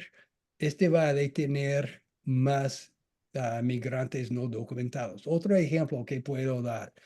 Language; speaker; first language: Spanish; non-native, fluent; English